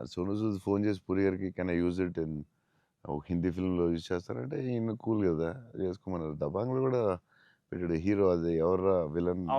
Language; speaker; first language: Telugu; native; Telugu